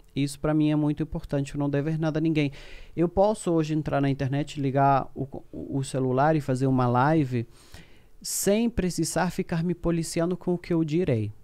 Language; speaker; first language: Portuguese; non-native, fluent; Spanish